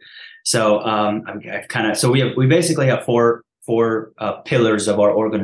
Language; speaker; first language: English; early bilingual, other home language; Persian